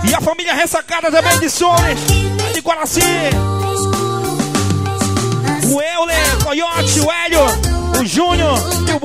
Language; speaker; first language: Portuguese; native; Portuguese